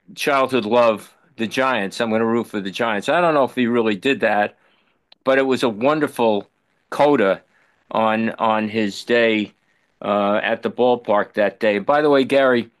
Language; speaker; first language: English; native; English